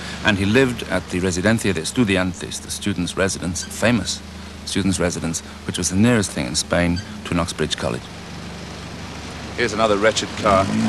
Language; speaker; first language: English; native; English